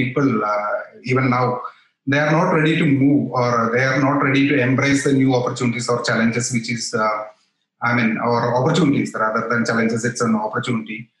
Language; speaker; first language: English; non-native, local second language; Malayalam